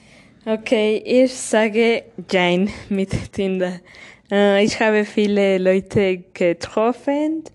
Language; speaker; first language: German; non-native, learner; Spanish